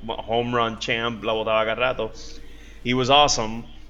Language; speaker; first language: English; non-native, local second language; Spanish